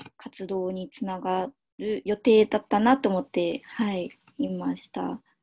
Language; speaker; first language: Japanese; native; Japanese